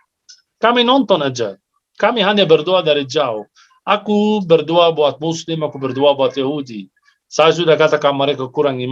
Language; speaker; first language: Indonesian; non-native, fluent; Arabic